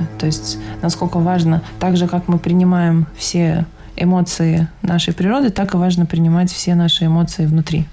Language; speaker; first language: Russian; native; Russian